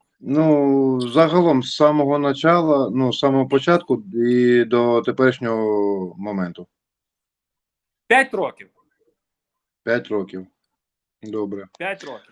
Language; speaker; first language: Ukrainian; non-native, local second language; Russian